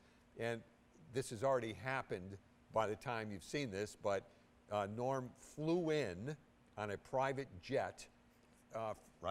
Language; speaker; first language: English; native; English